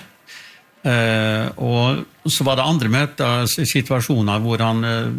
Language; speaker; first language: Norwegian; native; Norwegian